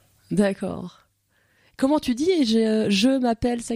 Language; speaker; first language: French; native; French